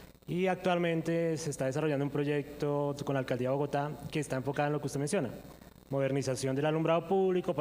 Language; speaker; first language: Spanish; native; Spanish